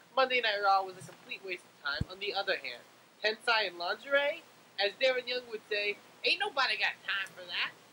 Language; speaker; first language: English; native; English